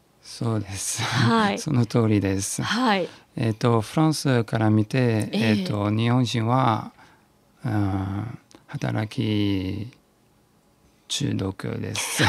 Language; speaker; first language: Japanese; non-native, learner; French